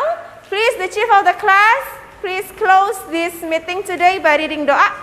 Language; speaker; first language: English; non-native, learner; Indonesian